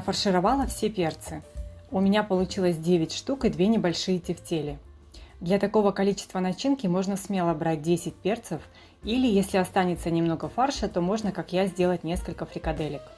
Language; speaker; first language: Russian; native; Russian